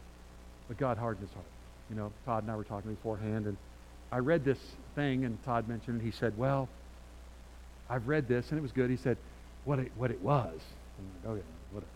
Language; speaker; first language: English; native; English